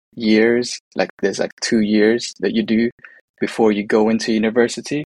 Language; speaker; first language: English; native; English